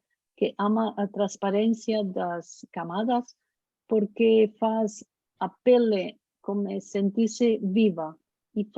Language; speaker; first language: Portuguese; non-native, fluent; Spanish